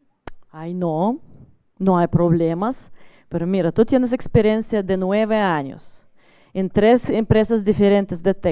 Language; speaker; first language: Spanish; non-native, learner; Russian